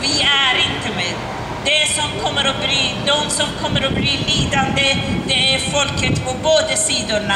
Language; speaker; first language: Swedish; non-native, learner; Persian